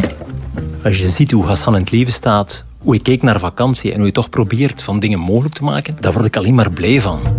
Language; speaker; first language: Dutch; native; Dutch